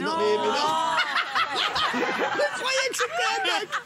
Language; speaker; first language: French; native; French